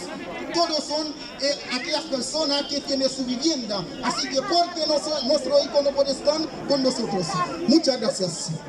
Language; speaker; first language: Spanish; non-native, fluent; Haitian Creole